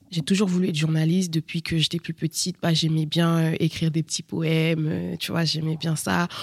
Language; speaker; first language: French; early bilingual, other home language; Bambara